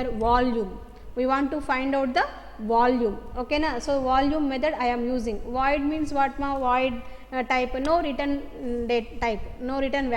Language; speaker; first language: English; non-native, local second language; Telugu